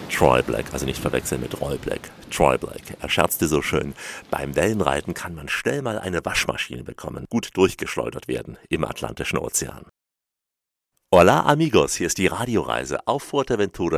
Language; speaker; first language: German; native; German